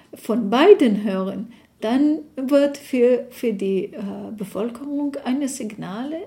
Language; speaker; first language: German; non-native, fluent; Arabic